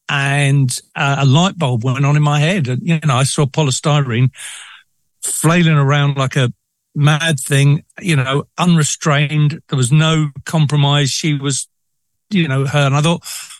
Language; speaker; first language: English; native; English